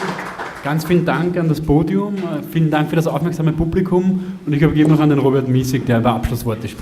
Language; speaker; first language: German; native; German